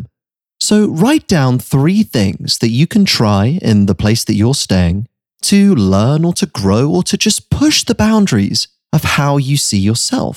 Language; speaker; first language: English; native; English